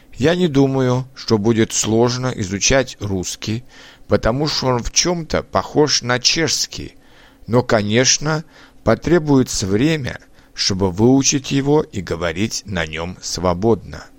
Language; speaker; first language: Russian; non-native, learner; Czech